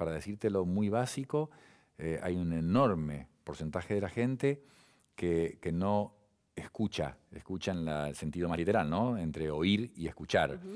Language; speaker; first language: Spanish; native; Spanish